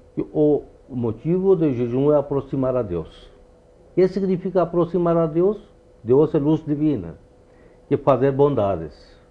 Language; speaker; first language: Portuguese; non-native, fluent; Urdu